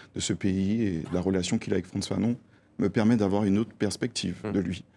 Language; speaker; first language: French; native; French